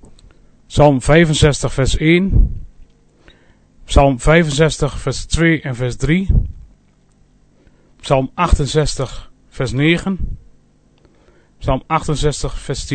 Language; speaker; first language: Dutch; native; Dutch